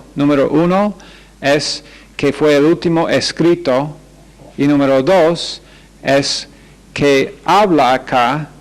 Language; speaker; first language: Spanish; non-native, fluent; English